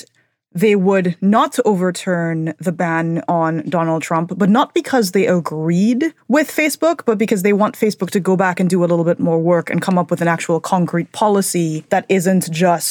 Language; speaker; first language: English; native; English